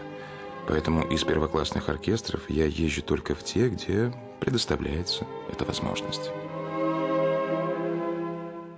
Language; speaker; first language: Russian; native; Russian